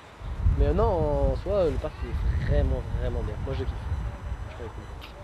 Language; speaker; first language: French; native; French